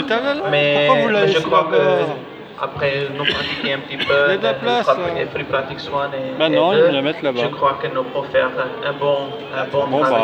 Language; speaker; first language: French; non-native, learner; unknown